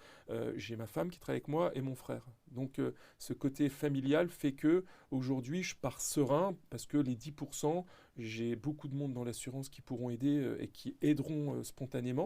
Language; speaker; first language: French; native; French